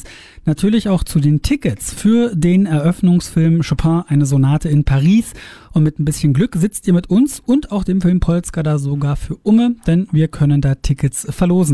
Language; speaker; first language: German; native; German